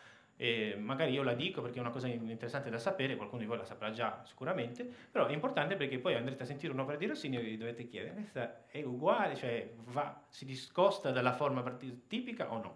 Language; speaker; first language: Italian; native; Italian